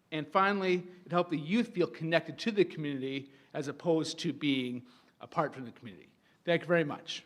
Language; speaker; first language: English; native; English